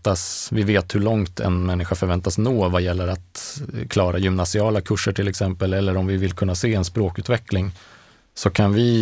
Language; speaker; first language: Swedish; native; Swedish